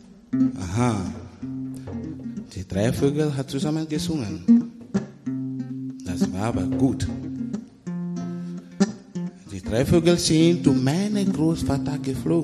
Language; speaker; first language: German; non-native, learner; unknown